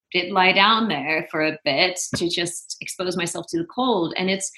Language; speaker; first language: English; non-native, fluent; Dutch